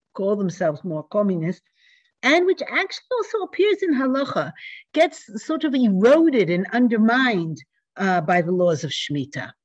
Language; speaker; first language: English; native; English